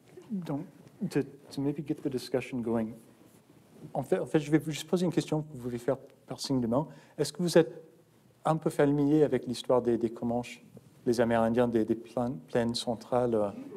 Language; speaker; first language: French; non-native, fluent; English